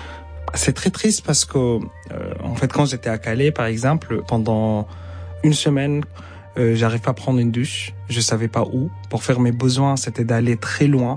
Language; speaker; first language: French; non-native, fluent; Arabic